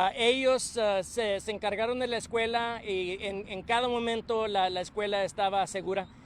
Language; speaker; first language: Spanish; early bilingual, heritage; Spanish